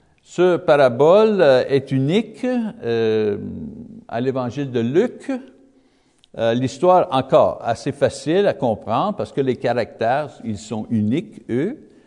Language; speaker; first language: French; native; French